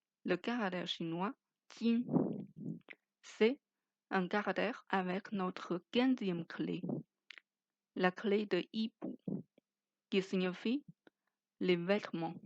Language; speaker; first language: French; non-native, fluent; Chinese